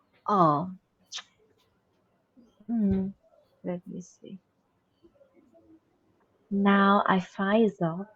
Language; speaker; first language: English; non-native, learner; Vietnamese